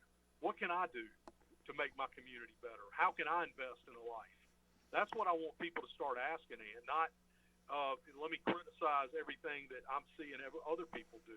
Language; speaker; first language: English; native; English